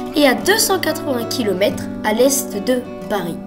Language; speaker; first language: French; native; French